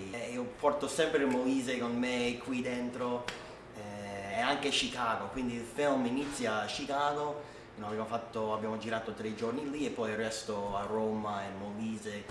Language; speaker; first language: Italian; non-native, learner; English